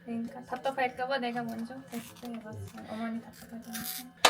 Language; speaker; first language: Korean; non-native, learner; Turkish